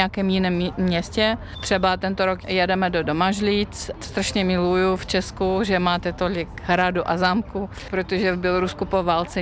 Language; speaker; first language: Czech; non-native, fluent; Russian